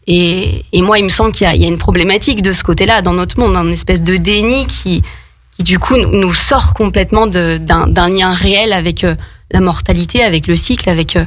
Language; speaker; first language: French; native; French